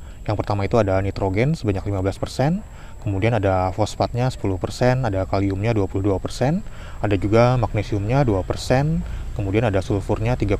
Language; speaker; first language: Indonesian; native; Indonesian